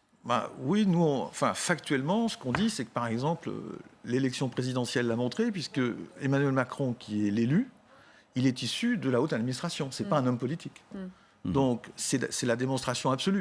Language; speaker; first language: French; native; French